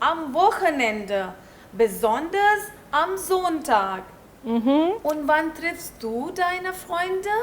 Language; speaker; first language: German; non-native, learner; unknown